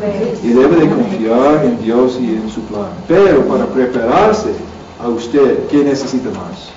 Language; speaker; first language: Spanish; non-native, learner; English